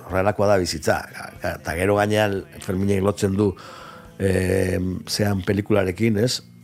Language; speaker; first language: Basque; native; Basque